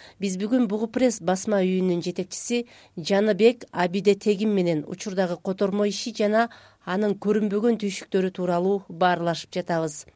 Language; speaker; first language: Kyrgyz; native; Kyrgyz